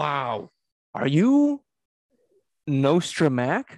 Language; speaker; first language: English; native; English